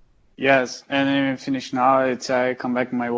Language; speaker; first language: English; non-native, learner; Portuguese